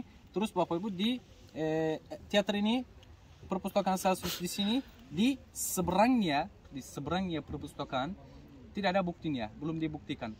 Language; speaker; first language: Indonesian; non-native, fluent; Turkish